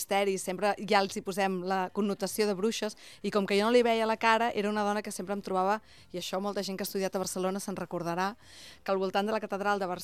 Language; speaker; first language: Catalan; native; Catalan